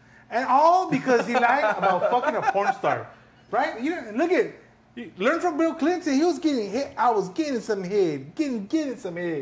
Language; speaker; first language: English; early bilingual, other home language; Spanish